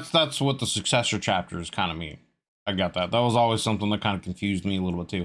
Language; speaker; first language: English; native; English